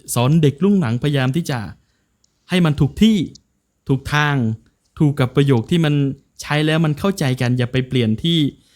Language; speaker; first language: Thai; non-native, local second language; Northern Khmer